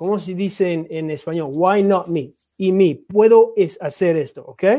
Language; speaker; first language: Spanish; non-native, learner; English